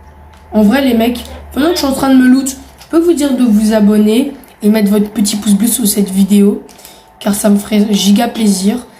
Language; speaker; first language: French; native; French